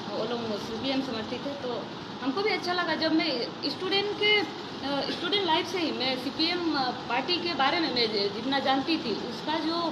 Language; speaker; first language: Hindi; non-native, local second language; Santali